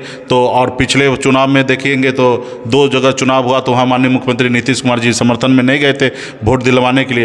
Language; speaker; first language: Hindi; native; Hindi